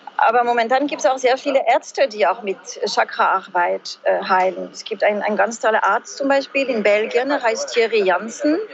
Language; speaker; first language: German; non-native, fluent; French